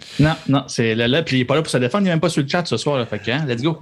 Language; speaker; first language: French; native; French